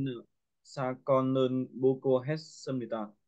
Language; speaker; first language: Korean; non-native, learner; Vietnamese